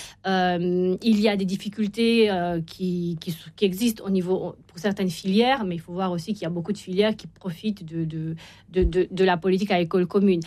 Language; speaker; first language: French; non-native, fluent; Romanian